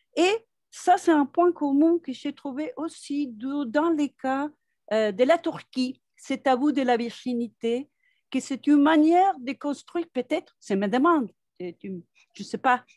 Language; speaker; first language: French; non-native, fluent; Spanish